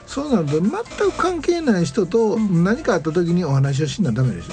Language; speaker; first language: Japanese; native; Japanese